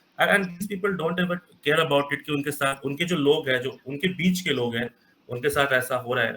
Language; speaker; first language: Hindi; native; Hindi